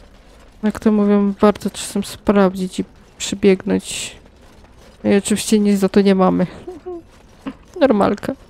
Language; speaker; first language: Polish; native; Polish